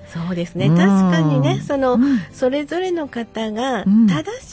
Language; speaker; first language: Japanese; native; Japanese